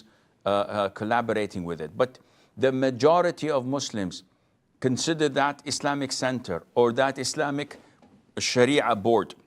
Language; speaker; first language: English; non-native, fluent; Arabic